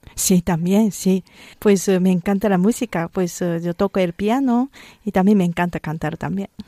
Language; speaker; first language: Spanish; non-native, fluent; Japanese